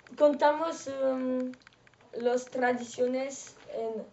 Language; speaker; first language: Spanish; non-native, learner; French